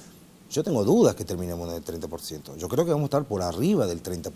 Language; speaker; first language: Spanish; native; Spanish